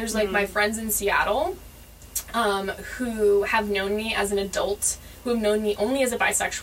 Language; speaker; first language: English; native; English